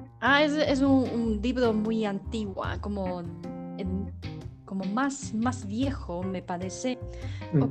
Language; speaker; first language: Spanish; non-native, learner; Chinese